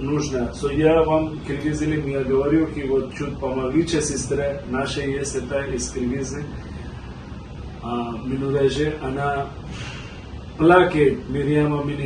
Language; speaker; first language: Russian; non-native, learner; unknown